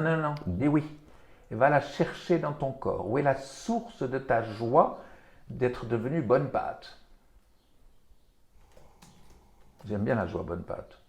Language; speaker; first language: French; native; French